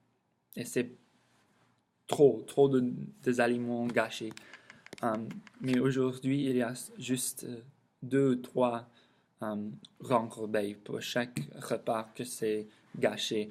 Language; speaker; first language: French; non-native, learner; English